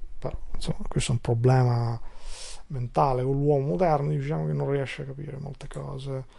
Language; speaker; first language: Italian; non-native, fluent; Albanian